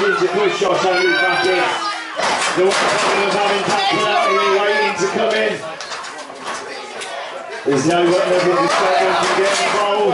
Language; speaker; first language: English; native; English